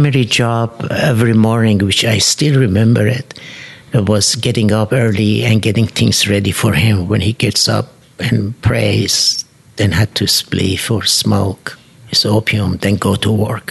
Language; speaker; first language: English; non-native, fluent; Persian